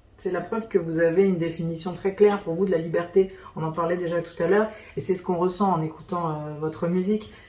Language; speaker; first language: French; native; French